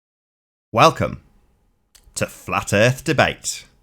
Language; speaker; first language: English; native; English